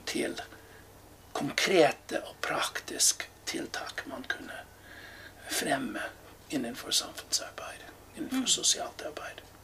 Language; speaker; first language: Norwegian; non-native, fluent; English